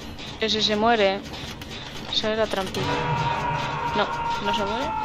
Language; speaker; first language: Spanish; native; Spanish